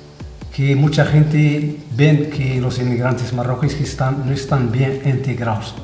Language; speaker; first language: Spanish; non-native, fluent; Arabic